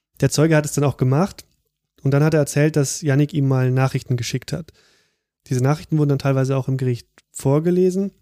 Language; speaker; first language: German; native; German